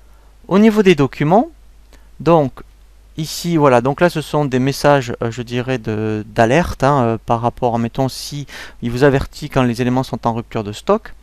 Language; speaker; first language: French; native; French